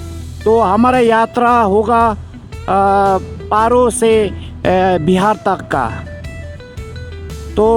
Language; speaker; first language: Hindi; non-native, fluent; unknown